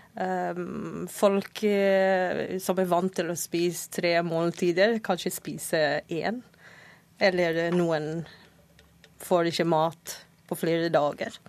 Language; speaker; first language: Norwegian; non-native, fluent; Spanish